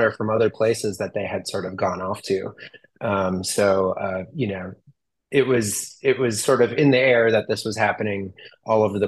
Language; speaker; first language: English; native; English